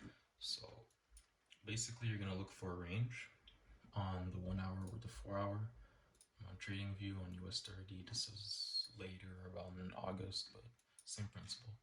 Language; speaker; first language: English; native; English